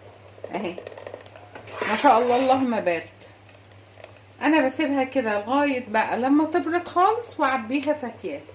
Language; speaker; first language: Arabic; native; Arabic